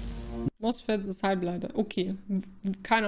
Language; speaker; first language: German; native; German